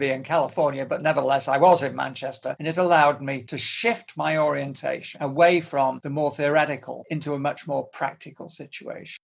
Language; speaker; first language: English; native; English